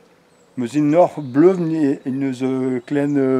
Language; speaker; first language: Dutch; non-native, local second language; French